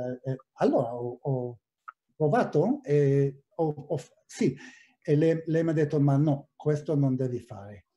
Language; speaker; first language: Italian; non-native, fluent; Hebrew